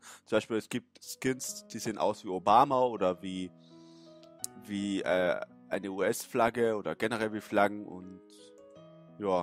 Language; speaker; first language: German; native; German